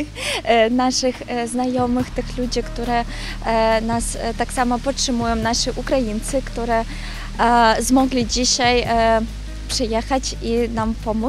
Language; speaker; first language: Polish; non-native, learner; Ukrainian